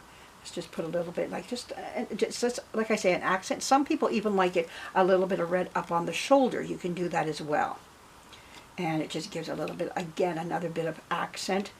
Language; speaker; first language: English; native; English